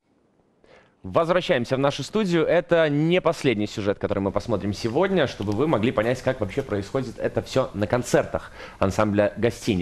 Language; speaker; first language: Russian; native; Russian